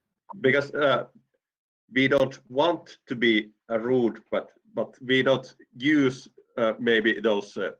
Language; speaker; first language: English; non-native, fluent; Finnish